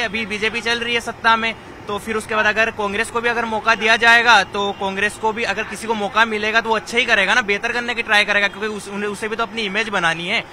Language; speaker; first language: Hindi; native; Hindi